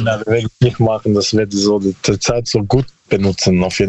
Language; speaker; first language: German; non-native, learner; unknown